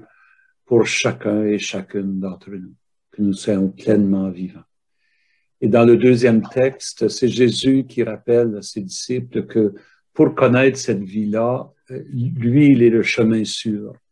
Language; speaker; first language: French; native; French